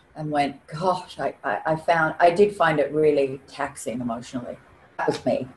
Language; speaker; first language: English; native; English